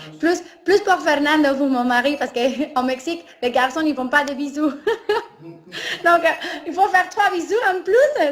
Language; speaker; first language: French; non-native, learner; Spanish